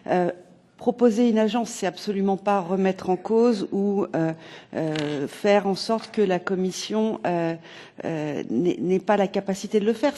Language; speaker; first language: French; native; French